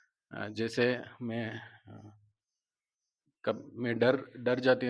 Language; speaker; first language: Hindi; non-native, learner; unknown